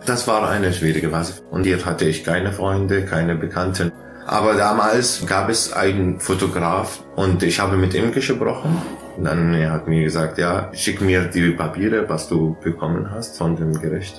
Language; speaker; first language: German; non-native, fluent; Arabic